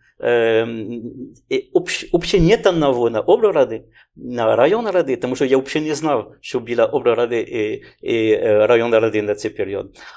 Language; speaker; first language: Ukrainian; non-native, learner; French